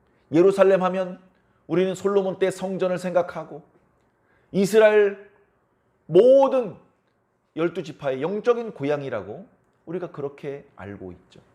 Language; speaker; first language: Korean; native; Korean